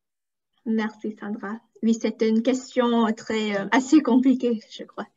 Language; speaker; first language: French; non-native, fluent; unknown